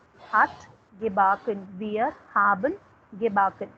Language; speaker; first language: German; non-native, fluent; Hindi